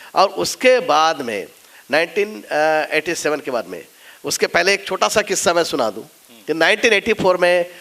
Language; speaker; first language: Hindi; non-native, local second language; Marathi